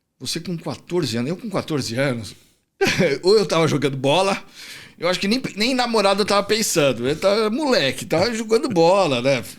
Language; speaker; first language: Portuguese; native; Portuguese